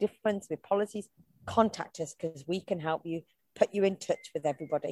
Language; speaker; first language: English; native; English